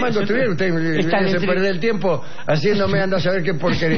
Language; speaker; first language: Spanish; native; Spanish